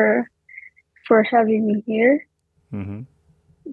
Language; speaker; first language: English; non-native, local second language; Filipino